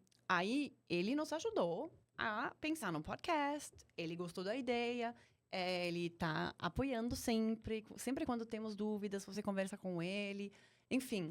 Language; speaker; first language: Portuguese; non-native, fluent; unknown